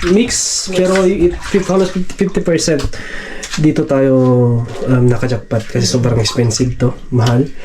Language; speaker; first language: Filipino; non-native, local second language; Iloko